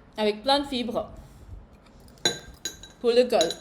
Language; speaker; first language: French; non-native, fluent; English